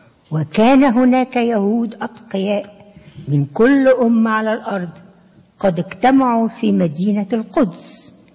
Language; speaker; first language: Arabic; native; Arabic